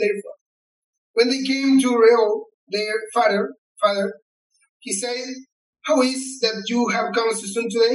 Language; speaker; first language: English; non-native, learner; Spanish